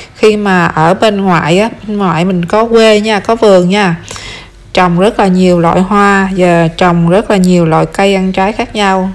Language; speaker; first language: Vietnamese; native; Vietnamese